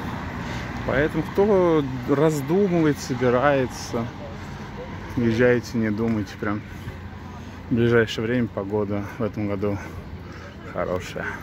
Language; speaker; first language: Russian; native; Russian